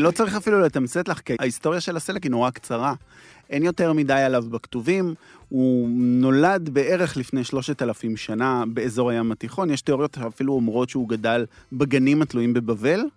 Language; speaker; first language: Hebrew; native; Hebrew